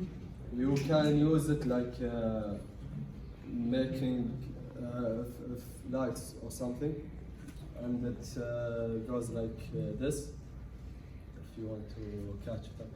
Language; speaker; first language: English; non-native, learner; Arabic